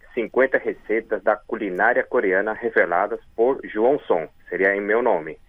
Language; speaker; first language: Portuguese; early bilingual, other home language; Korean